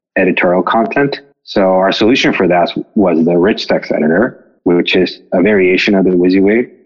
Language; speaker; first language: English; non-native, fluent; Spanish